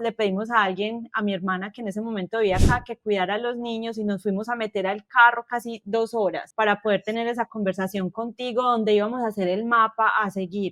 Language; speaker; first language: Spanish; native; Spanish